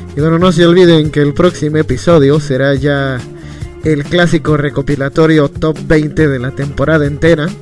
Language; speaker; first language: Spanish; native; Spanish